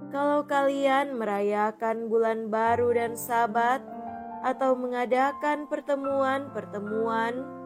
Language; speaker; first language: Indonesian; native; Indonesian